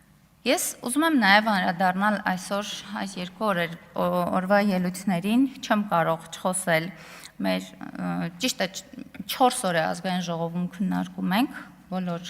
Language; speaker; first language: Armenian; native; Armenian